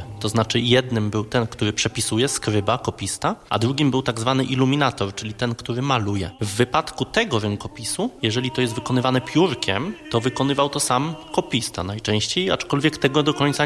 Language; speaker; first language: Polish; native; Polish